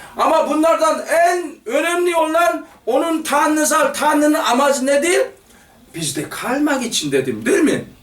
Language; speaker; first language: Turkish; non-native, fluent; Korean